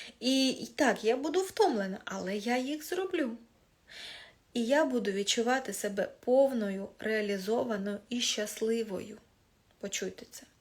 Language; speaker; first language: Ukrainian; non-native, local second language; Russian